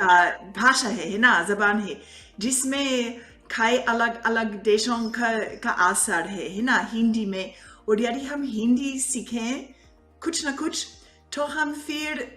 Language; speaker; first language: Hindi; non-native, fluent; English